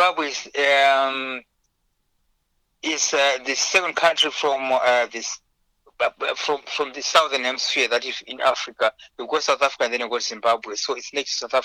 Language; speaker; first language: English; non-native, local second language; Shona